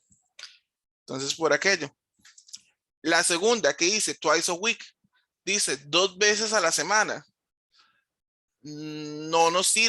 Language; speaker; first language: Spanish; native; Spanish